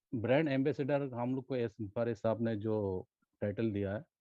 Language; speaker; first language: Hindi; non-native, local second language; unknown